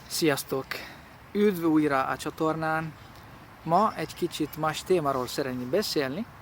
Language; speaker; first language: Hungarian; non-native, learner; Italian